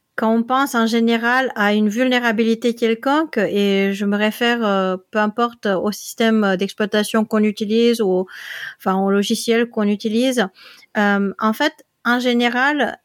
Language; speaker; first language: French; non-native, fluent; Dutch